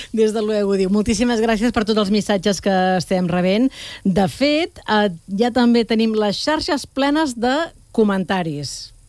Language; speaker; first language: Catalan; native; Catalan